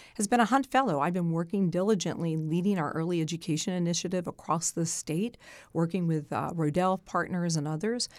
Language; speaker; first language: English; native; English